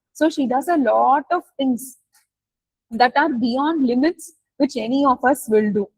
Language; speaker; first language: English; non-native, local second language; Tamil